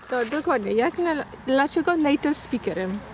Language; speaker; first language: Polish; non-native, learner; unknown